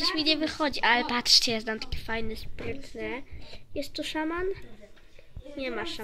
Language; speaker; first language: Polish; native; Polish